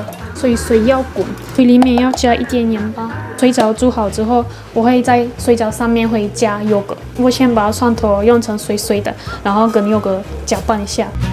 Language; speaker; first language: Chinese; non-native, fluent; Turkish